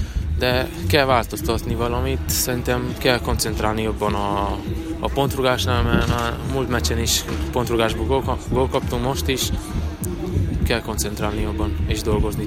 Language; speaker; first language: Hungarian; non-native, local second language; Romanian